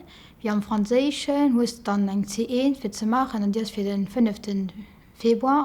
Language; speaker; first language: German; non-native, learner; French